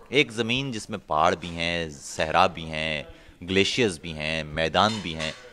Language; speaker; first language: Urdu; non-native, local second language; Punjabi